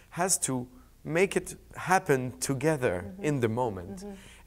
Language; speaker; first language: English; native; English